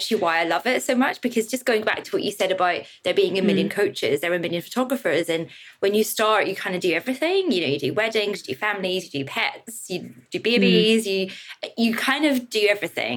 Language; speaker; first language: English; native; English